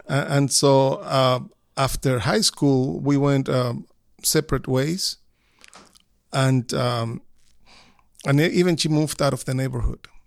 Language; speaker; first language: English; non-native, fluent; Spanish